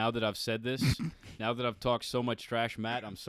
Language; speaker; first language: English; native; English